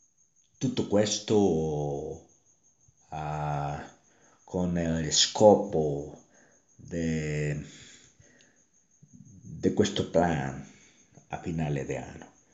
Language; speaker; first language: Italian; non-native, learner; Spanish